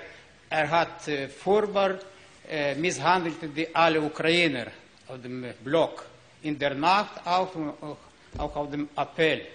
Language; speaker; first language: German; non-native, learner; Ukrainian